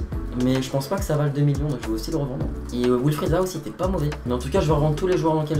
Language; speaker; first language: French; native; French